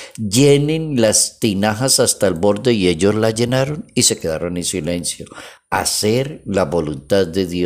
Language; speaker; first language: Spanish; native; Spanish